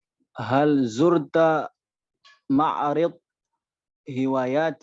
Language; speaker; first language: Arabic; non-native, learner; Indonesian